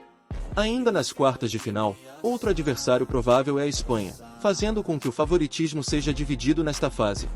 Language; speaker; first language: Portuguese; native; Portuguese